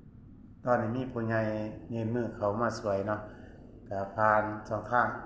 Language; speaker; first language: Thai; non-native, local second language; Northeastern Thai